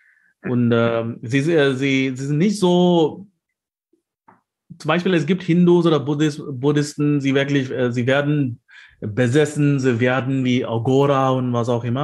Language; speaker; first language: German; non-native, fluent; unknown